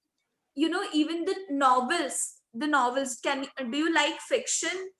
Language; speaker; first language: English; non-native, local second language; Hindi